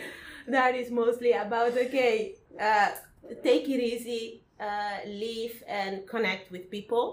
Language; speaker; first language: English; non-native, fluent; Spanish